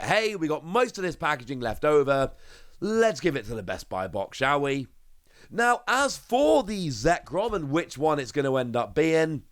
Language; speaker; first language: English; native; English